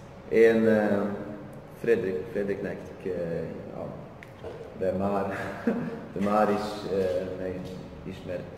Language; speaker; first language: Hungarian; non-native, learner; Swedish